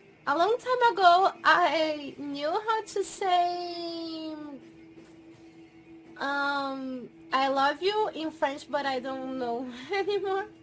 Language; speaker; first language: English; non-native, fluent; Portuguese